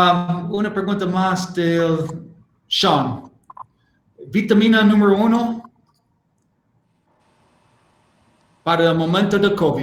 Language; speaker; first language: Spanish; non-native, learner; English